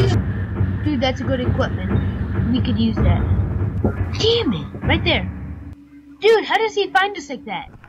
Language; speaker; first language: English; native; English